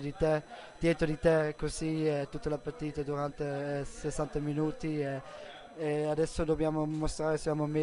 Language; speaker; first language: Italian; non-native, learner; German